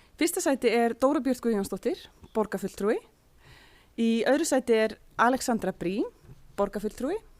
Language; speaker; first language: Icelandic; native; Icelandic